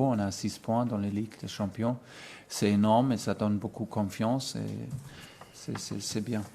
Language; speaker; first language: French; non-native, fluent; German